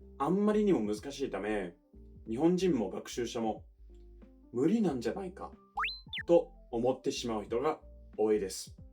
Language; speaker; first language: Japanese; non-native, fluent; English